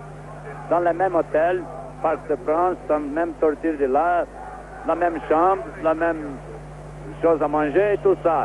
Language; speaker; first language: French; non-native, fluent; Portuguese